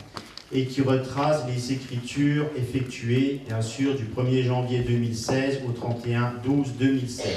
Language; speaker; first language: French; native; French